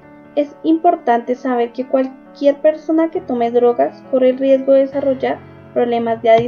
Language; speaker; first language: Spanish; native; Spanish